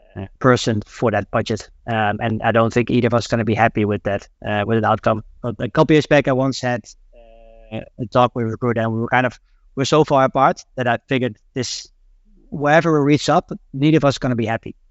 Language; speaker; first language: English; non-native, fluent; Dutch